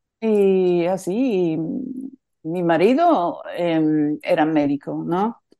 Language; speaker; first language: Spanish; non-native, fluent; English